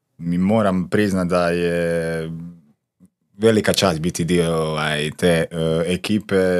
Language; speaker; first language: Croatian; non-native, local second language; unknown